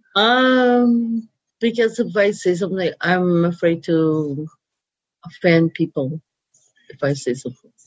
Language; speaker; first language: English; non-native, fluent; Cree